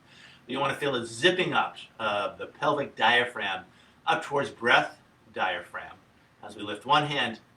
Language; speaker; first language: English; native; English